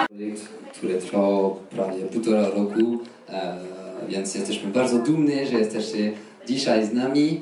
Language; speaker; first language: Polish; non-native, fluent; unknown